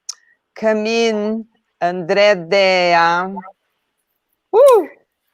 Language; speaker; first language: English; non-native, learner; Portuguese